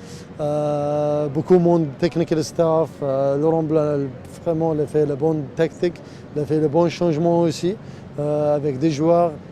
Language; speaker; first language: French; non-native, learner; Arabic